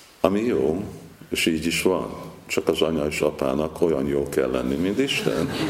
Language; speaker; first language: Hungarian; non-native, fluent; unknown